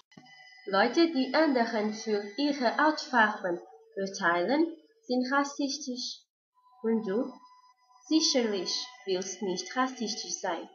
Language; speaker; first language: German; non-native, learner; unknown